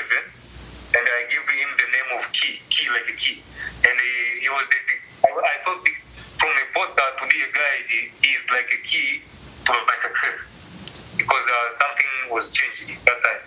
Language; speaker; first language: English; non-native, local second language; Swahili